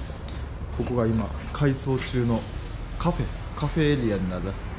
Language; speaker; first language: Japanese; native; Japanese